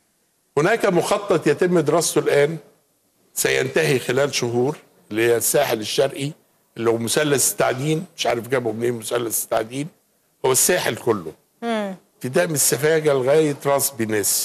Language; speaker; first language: Arabic; native; Arabic